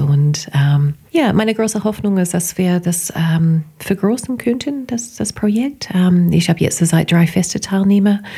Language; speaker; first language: German; non-native, fluent; English